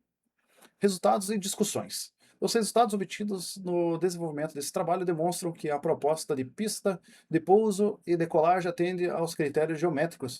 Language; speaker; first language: Portuguese; native; Portuguese